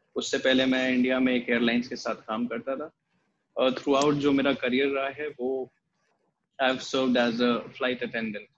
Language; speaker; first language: Hindi; native; Hindi